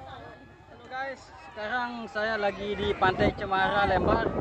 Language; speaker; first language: Indonesian; non-native, local second language; Sasak